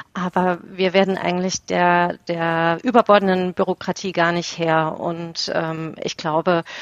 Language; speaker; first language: German; native; German